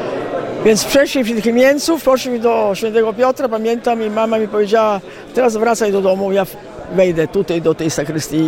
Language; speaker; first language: Polish; early bilingual, heritage; Italian